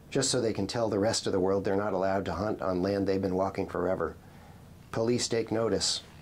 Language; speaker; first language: English; native; English